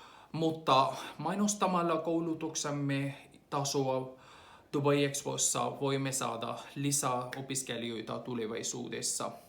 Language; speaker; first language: Finnish; non-native, fluent; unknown